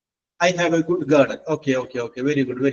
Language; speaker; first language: English; non-native, local second language; Malayalam